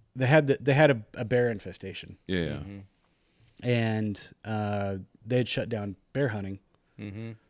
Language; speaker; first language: English; native; English